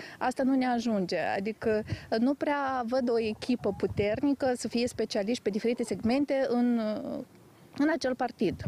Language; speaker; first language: Romanian; native; Romanian